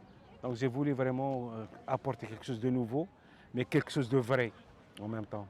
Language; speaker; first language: French; non-native, local second language; Arabic